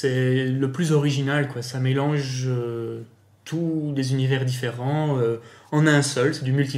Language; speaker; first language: French; native; French